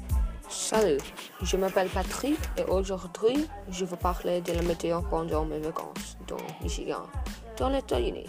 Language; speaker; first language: French; non-native, learner; English